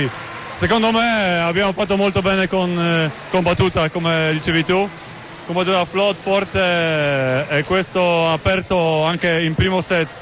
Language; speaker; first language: Italian; non-native, fluent; Polish